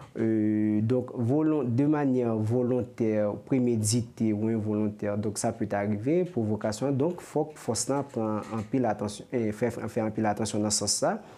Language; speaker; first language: French; non-native, local second language; Haitian Creole